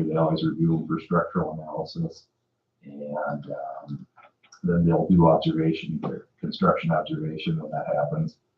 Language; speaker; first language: English; native; English